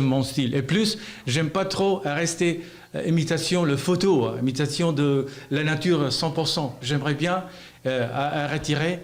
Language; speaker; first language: French; non-native, learner; Albanian